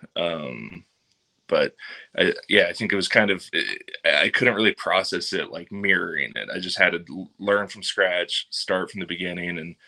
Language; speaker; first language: English; native; English